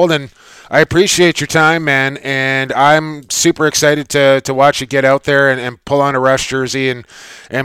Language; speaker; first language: English; native; English